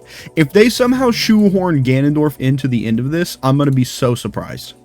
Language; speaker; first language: English; native; English